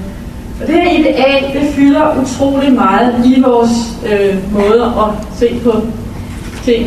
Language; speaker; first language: Danish; native; Danish